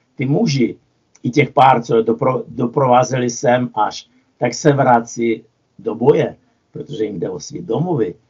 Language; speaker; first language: Czech; non-native, fluent; Russian